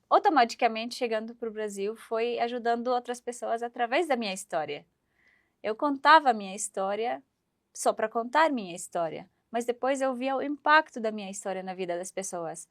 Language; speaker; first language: Portuguese; non-native, fluent; Arabic